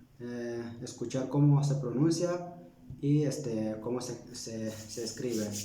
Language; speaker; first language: Spanish; non-native, local second language; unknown